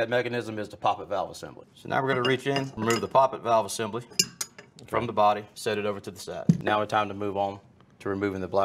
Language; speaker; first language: English; native; English